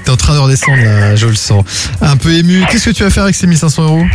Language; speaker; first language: French; native; French